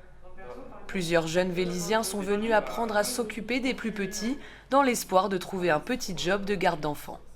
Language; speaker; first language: French; native; French